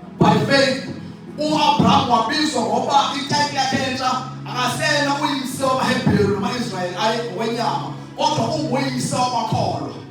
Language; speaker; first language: Zulu; non-native, local second language; Xhosa